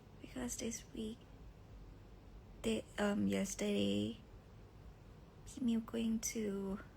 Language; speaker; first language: English; non-native, learner; Thai